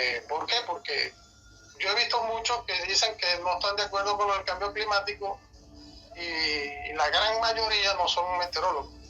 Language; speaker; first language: Spanish; native; Spanish